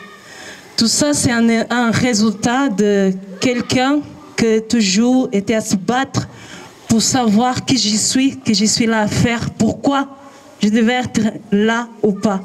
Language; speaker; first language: French; non-native, learner; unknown